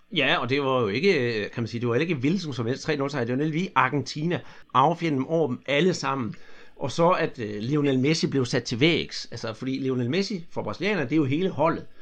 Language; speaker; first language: Danish; native; Danish